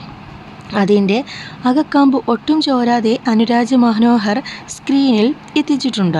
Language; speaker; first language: Malayalam; native; Malayalam